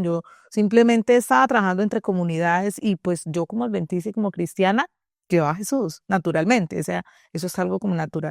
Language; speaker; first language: Spanish; native; Spanish